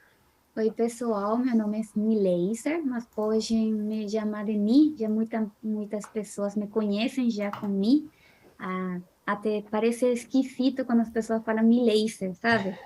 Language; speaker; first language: Portuguese; non-native, fluent; Spanish